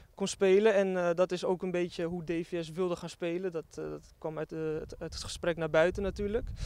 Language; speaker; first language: Dutch; native; Dutch